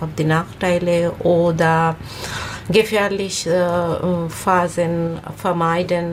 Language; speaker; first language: German; non-native, learner; Bangla